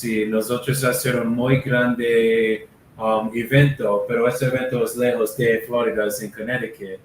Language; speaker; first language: Spanish; non-native, learner; English